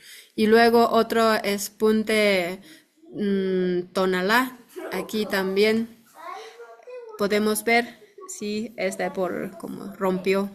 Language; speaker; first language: Spanish; non-native, fluent; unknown